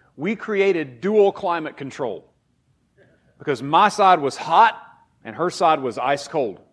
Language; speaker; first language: English; native; English